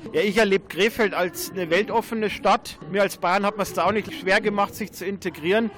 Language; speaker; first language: German; native; German